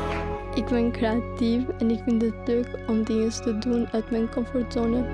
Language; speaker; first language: Dutch; early bilingual, other home language; Albanian